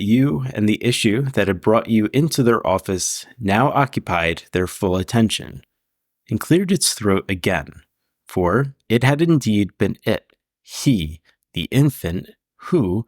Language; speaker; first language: English; native; English